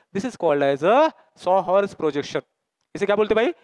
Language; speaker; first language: Hindi; non-native, local second language; Marathi